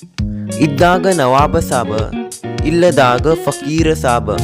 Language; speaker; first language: Kannada; native; Kannada